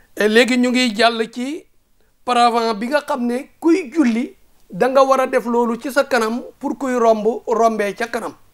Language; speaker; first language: Wolof; native; Wolof